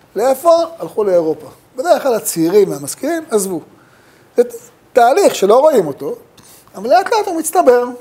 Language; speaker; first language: Hebrew; native; Hebrew